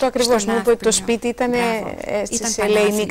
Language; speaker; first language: Greek; native; Greek